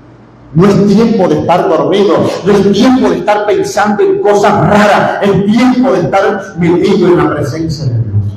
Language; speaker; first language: Spanish; native; Spanish